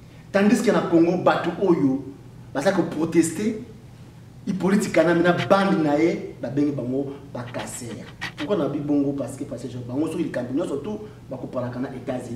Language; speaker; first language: French; non-native, local second language; Lingala